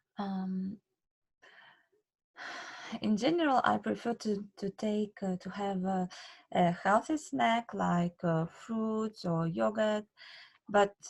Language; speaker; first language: English; non-native, learner; Russian